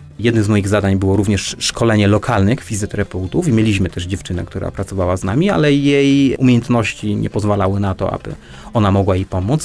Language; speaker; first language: Polish; native; Polish